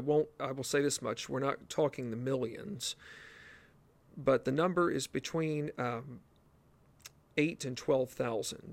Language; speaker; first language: English; native; English